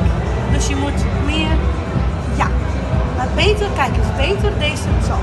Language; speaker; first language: Dutch; non-native, learner; Italian